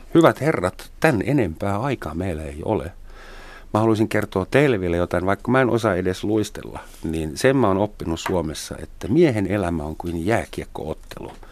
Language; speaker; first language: Finnish; non-native, fluent; German